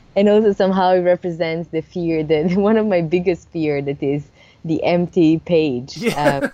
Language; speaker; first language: English; non-native, fluent; Italian